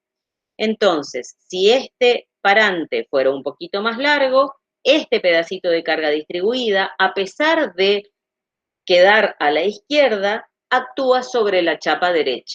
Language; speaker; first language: Spanish; native; Spanish